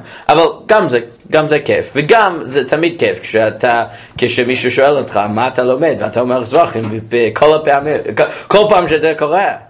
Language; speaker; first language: Hebrew; non-native, fluent; English